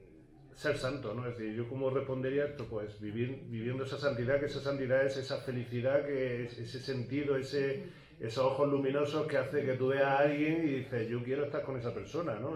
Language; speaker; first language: Spanish; native; Spanish